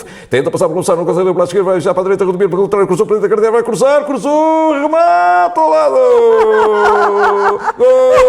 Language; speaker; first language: Portuguese; native; Portuguese